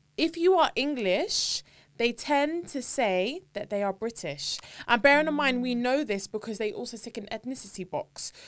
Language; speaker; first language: English; native; English